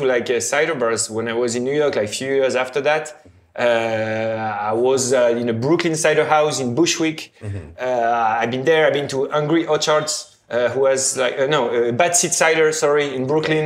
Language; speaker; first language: English; non-native, fluent; French